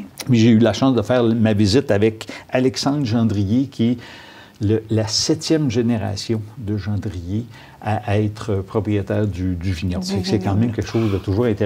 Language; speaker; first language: French; native; French